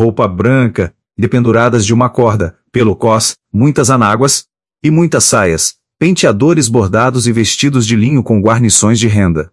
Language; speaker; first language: Portuguese; native; Portuguese